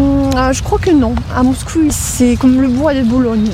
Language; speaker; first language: French; non-native, fluent; Russian